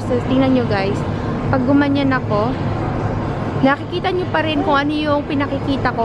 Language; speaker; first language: Filipino; native; Filipino